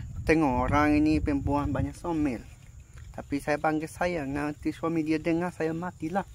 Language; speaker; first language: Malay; non-native, learner; Bangla